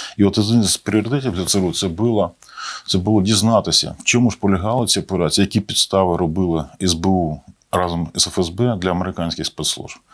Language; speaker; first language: Ukrainian; native; Ukrainian